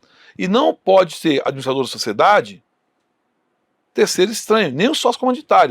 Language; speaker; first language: Portuguese; native; Portuguese